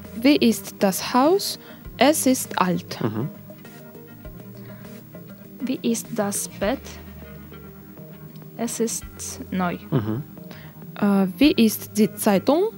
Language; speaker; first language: German; non-native, learner; Russian